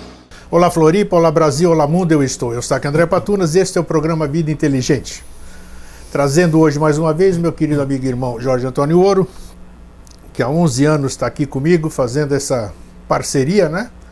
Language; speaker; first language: Portuguese; native; Portuguese